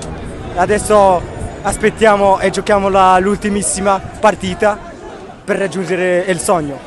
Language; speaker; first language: Italian; non-native, fluent; Arabic